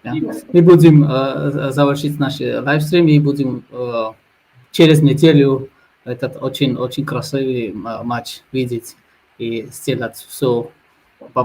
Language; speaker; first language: Russian; non-native, learner; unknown